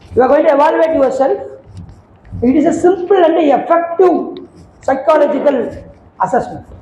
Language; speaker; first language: English; non-native, local second language; Tamil